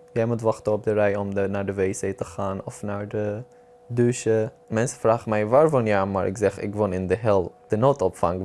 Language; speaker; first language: Dutch; non-native, learner; Arabic